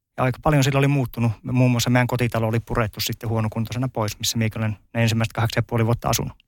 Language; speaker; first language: Finnish; native; Finnish